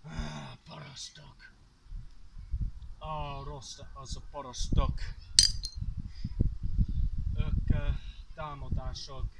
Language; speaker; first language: Hungarian; non-native, learner; Welsh